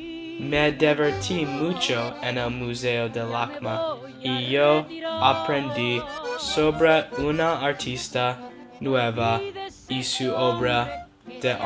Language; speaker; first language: Spanish; non-native, learner; English